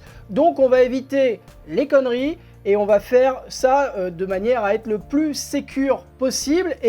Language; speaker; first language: French; native; French